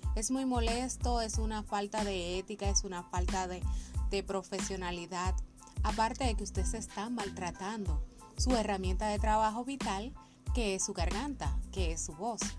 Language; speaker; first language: Spanish; native; Spanish